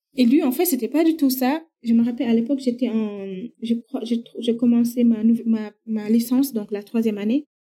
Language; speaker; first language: French; non-native, local second language; Wolof